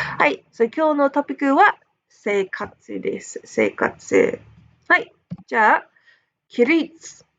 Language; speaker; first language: Japanese; non-native, fluent; English